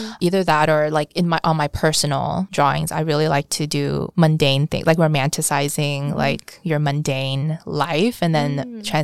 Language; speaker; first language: English; early bilingual, other home language; Vietnamese